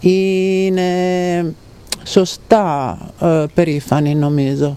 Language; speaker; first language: Greek; non-native, fluent; Italian